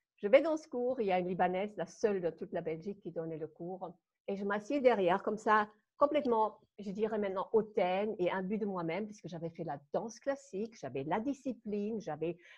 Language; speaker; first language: French; non-native, fluent; German